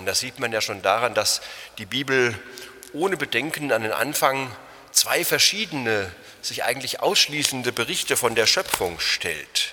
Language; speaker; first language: German; native; German